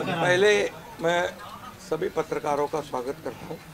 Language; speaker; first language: Hindi; non-native, local second language; Marathi